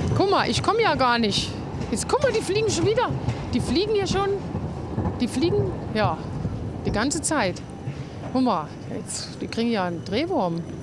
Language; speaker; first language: German; native; German